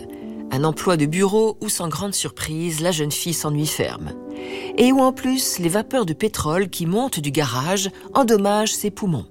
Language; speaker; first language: French; native; French